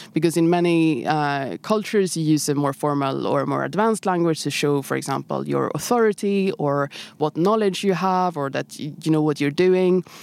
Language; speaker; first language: English; non-native, fluent; Swedish